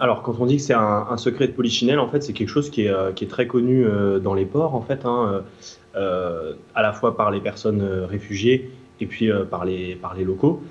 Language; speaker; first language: French; native; French